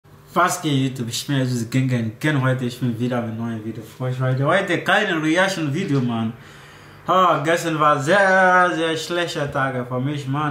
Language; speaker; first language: German; non-native, learner; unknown